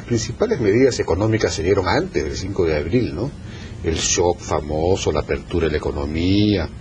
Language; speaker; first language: Spanish; native; Spanish